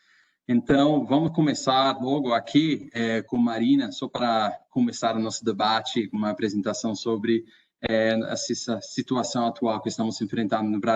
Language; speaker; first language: Portuguese; non-native, fluent; English